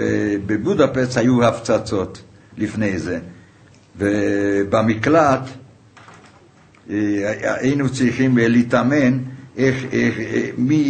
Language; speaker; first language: Hebrew; non-native, fluent; Hungarian